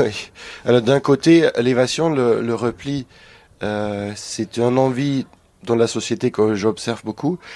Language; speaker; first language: French; non-native, fluent; German